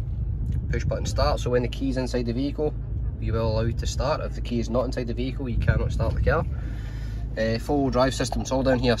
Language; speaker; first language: English; native; English